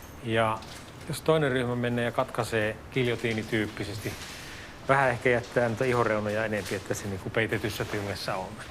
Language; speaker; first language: Finnish; native; Finnish